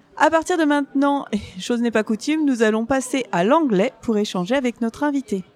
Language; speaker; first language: French; native; French